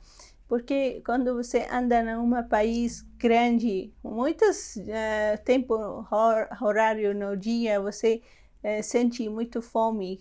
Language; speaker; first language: Portuguese; non-native, learner; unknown